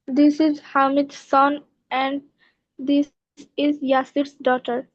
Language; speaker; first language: English; non-native, learner; Bangla